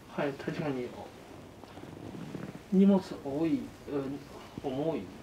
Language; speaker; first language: Japanese; non-native, learner; Chinese